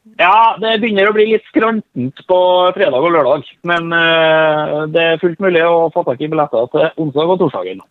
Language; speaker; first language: Norwegian; native; Norwegian